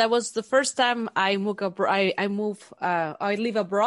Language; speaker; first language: English; non-native, fluent; Spanish